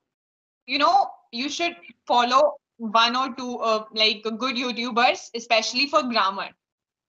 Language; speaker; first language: English; non-native, local second language; Hindi